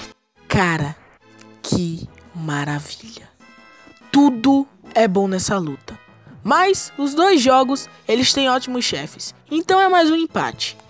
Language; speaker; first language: Portuguese; native; Portuguese